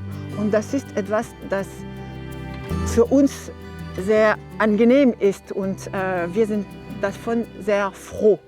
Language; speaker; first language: German; non-native, learner; French